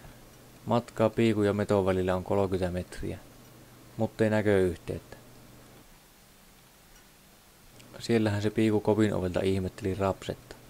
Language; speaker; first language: Finnish; native; Finnish